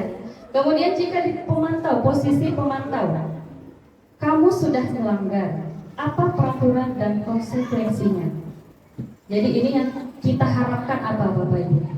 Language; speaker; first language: Indonesian; native; Indonesian